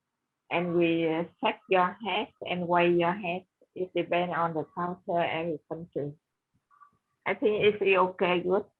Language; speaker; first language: English; non-native, learner; Vietnamese